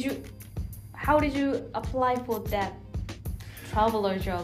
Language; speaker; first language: English; non-native, fluent; Japanese